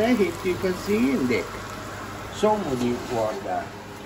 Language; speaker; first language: Dutch; non-native, local second language; Caribbean Hindustani